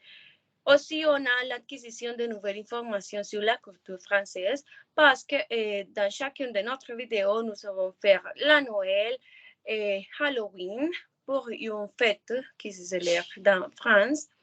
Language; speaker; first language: French; non-native, learner; Spanish